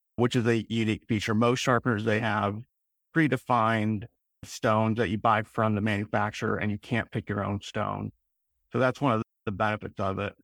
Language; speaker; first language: English; native; English